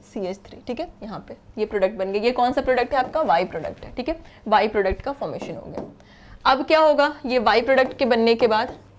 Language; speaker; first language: Hindi; native; Hindi